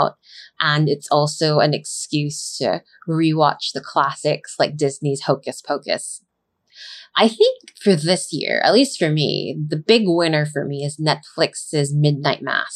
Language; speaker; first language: English; non-native, local second language; Filipino